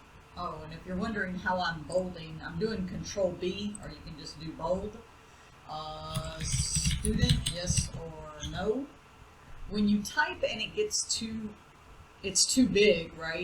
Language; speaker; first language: English; native; English